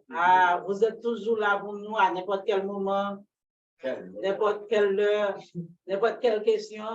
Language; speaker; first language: French; non-native, local second language; Haitian Creole